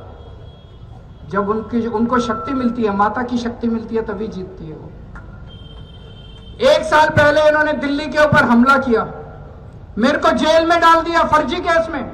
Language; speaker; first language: Hindi; native; Hindi